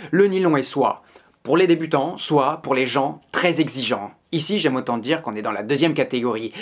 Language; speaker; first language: French; native; French